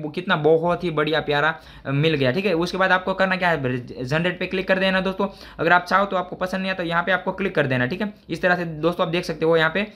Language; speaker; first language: Hindi; non-native, local second language; Gujarati